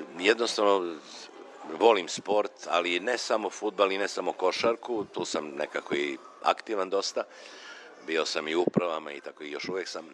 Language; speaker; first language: Serbian; non-native, local second language; Macedonian